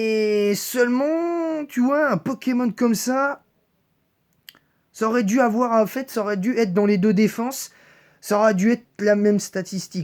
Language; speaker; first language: French; native; French